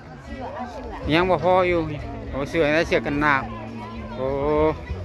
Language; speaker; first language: Thai; non-native, local second language; Lao